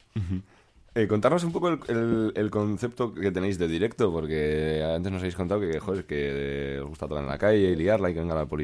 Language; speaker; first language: Spanish; native; Spanish